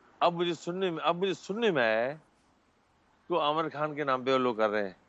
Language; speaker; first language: Urdu; non-native, local second language; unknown